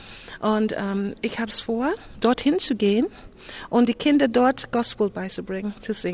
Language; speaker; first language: German; non-native, fluent; English